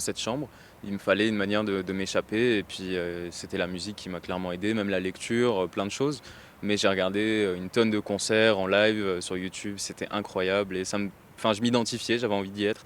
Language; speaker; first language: French; native; French